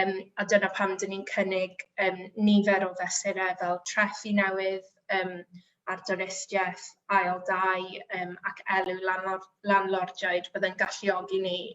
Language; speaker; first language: Welsh; native; Welsh